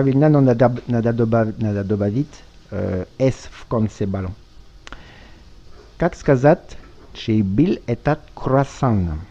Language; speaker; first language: Russian; non-native, fluent; French